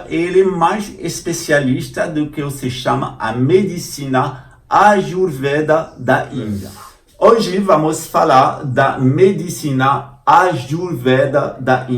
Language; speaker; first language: Portuguese; non-native, fluent; French